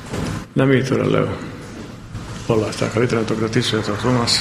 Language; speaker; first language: Greek; non-native, fluent; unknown